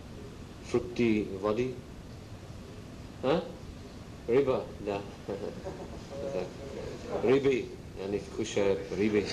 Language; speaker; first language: Russian; non-native, learner; English